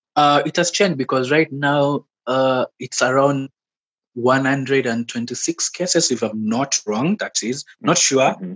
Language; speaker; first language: English; non-native, local second language; Swahili